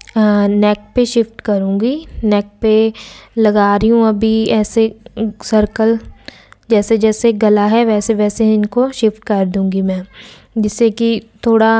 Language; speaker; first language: Hindi; non-native, local second language; Punjabi